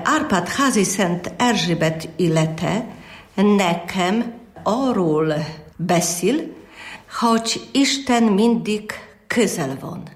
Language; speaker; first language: Hungarian; non-native, learner; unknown